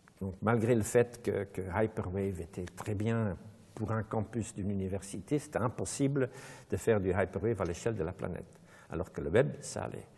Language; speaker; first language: French; non-native, local second language; Dutch